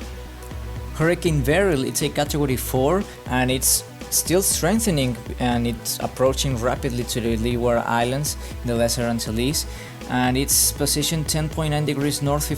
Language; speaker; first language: English; non-native, fluent; Spanish